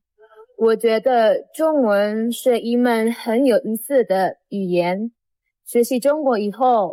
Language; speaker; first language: Chinese; non-native, learner; Indonesian